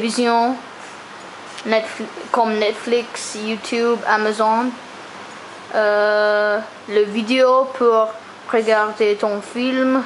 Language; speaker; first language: French; non-native, learner; English